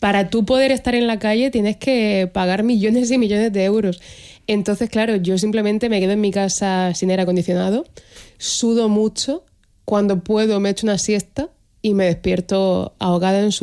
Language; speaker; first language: Spanish; native; Spanish